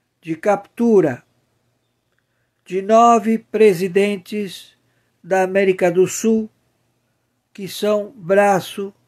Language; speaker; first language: Portuguese; native; Portuguese